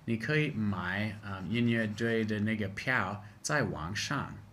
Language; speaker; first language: Chinese; non-native, fluent; English